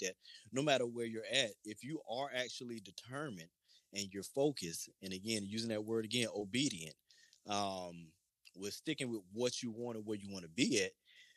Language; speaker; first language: English; native; English